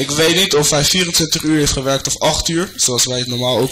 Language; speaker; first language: Dutch; non-native, fluent; French